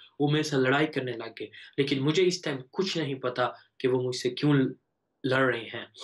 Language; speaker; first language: Urdu; native; Urdu